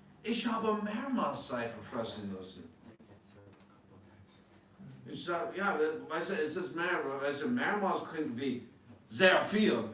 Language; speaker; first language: German; non-native, fluent; English